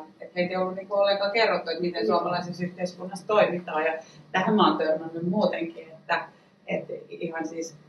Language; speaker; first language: Finnish; native; Finnish